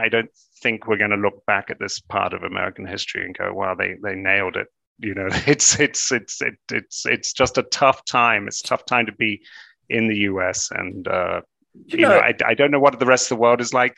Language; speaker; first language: English; native; English